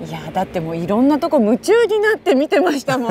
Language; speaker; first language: Japanese; native; Japanese